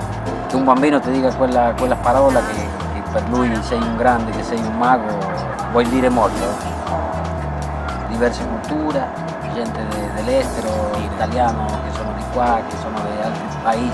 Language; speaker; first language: Italian; early bilingual, heritage; Spanish